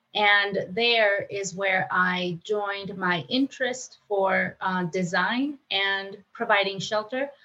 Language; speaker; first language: English; non-native, fluent; Spanish